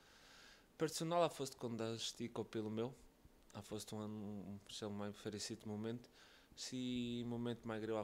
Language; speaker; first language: Romanian; non-native, learner; Portuguese